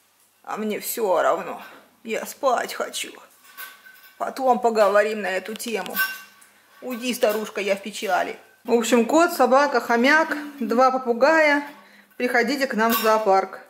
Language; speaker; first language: Russian; native; Russian